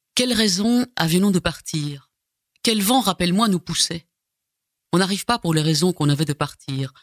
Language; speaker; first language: French; native; French